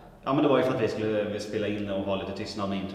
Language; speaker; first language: Swedish; native; Swedish